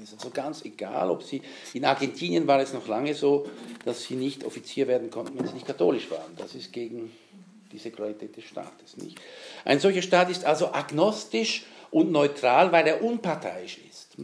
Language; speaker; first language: German; native; German